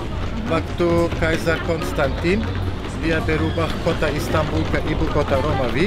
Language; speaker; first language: Indonesian; non-native, fluent; Turkish